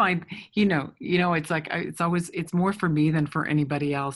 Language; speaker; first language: English; early bilingual, other home language; French